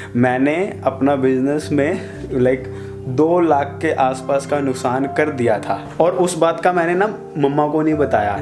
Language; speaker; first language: Hindi; non-native, local second language; Punjabi